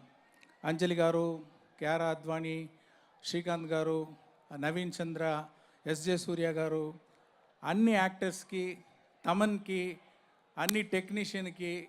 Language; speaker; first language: Telugu; non-native, fluent; Tamil